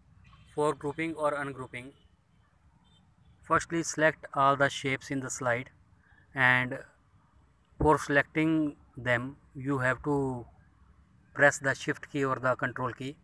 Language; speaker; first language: English; non-native, local second language; Hindi